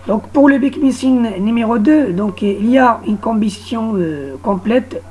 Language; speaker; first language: French; non-native, local second language; Arabic